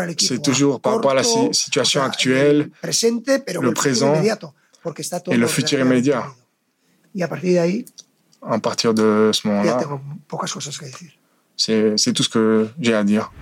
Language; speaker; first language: French; non-native, fluent; Spanish